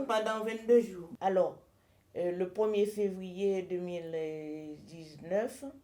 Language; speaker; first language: French; non-native, learner; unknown